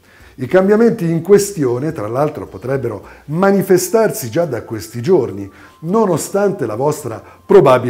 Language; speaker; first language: Italian; native; Italian